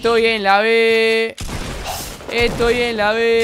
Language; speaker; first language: Spanish; native; Spanish